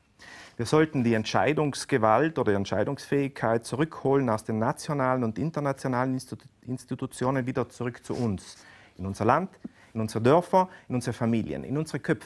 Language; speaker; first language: German; native; German